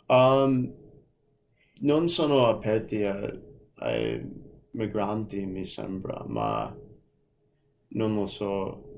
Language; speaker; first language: Italian; non-native, fluent; English